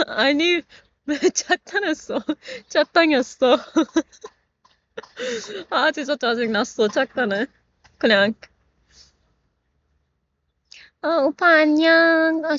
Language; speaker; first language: Korean; non-native, learner; Persian